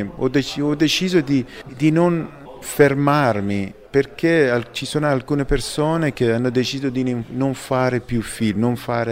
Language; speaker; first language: Italian; non-native, fluent; Persian